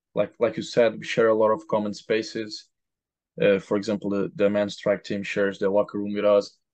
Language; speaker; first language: English; non-native, fluent; Portuguese